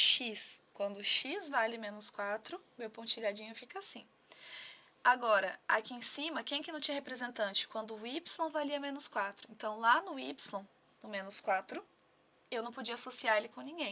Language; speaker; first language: Portuguese; native; Portuguese